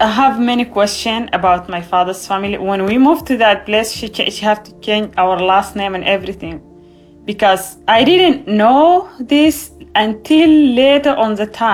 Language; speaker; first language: English; non-native, fluent; Arabic